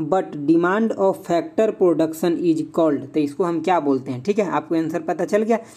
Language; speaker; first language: Hindi; native; Hindi